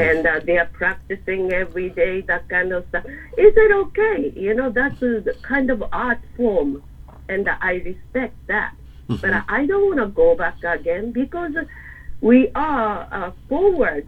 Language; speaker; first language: English; non-native, learner; Japanese